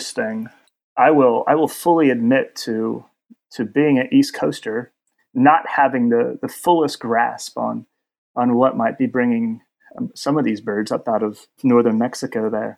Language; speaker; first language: English; native; English